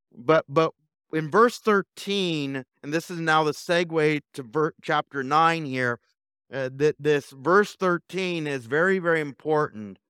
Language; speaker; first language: English; native; English